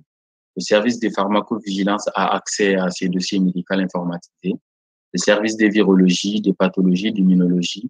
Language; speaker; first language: French; non-native, local second language; Bambara